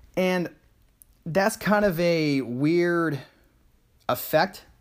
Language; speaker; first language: English; native; English